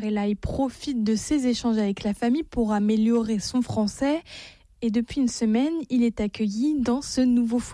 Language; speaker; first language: French; native; French